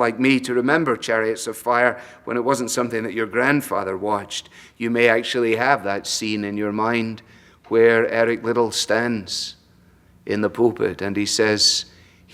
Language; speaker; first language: English; native; English